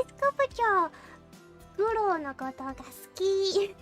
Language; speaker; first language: Japanese; non-native, learner; English